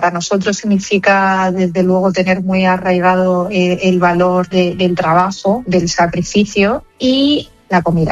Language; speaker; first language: Spanish; native; Spanish